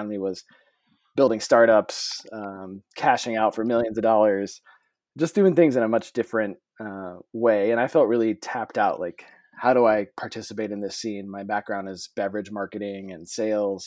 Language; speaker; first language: English; native; English